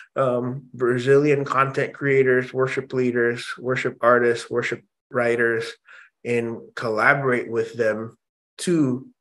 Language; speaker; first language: English; early bilingual, other home language; Indonesian